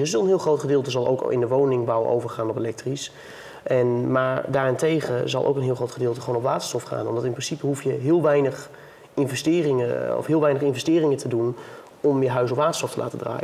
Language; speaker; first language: Dutch; native; Dutch